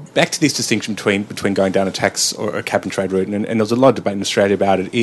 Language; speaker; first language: English; native; English